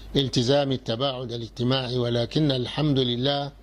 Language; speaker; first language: Arabic; non-native, fluent; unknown